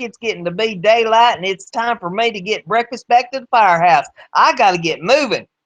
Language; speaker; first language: English; native; English